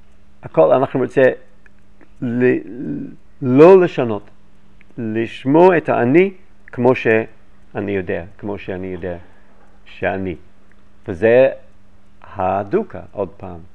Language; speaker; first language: Hebrew; non-native, fluent; English